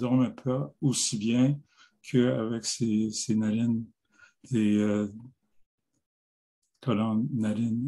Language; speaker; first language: French; non-native, local second language; English